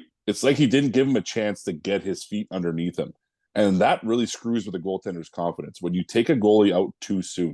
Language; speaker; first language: English; native; English